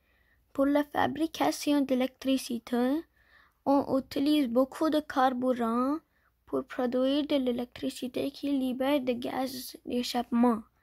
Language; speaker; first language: French; non-native, learner; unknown